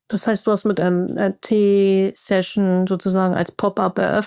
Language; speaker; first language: German; native; German